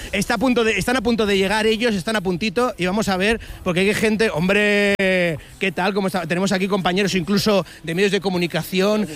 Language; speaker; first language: Spanish; native; Spanish